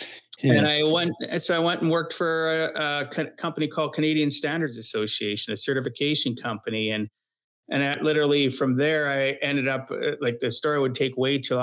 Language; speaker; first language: English; native; English